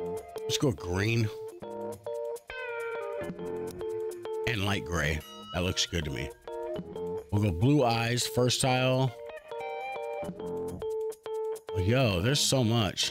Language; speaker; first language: English; native; English